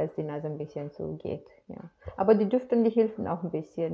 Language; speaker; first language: German; non-native, fluent; Romanian